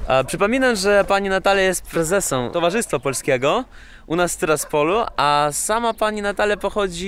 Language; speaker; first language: Polish; non-native, learner; Russian